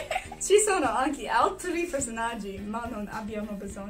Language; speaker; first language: Italian; non-native, learner; English